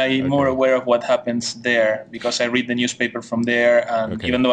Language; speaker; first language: English; non-native, fluent; Spanish